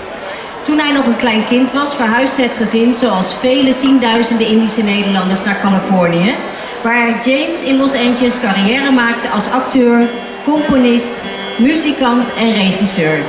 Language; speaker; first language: Dutch; native; Dutch